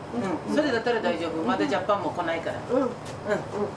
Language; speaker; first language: Japanese; native; Japanese